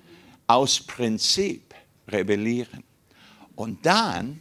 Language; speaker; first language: German; non-native, fluent; English